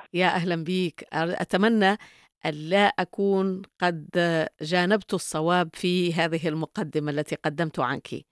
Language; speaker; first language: Arabic; native; Arabic